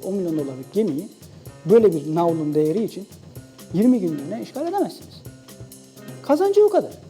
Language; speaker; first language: Turkish; native; Turkish